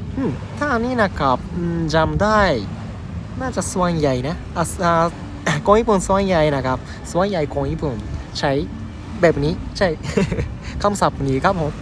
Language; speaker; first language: Thai; non-native, learner; Japanese